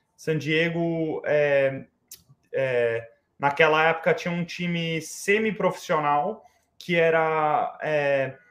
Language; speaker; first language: Portuguese; early bilingual, heritage; English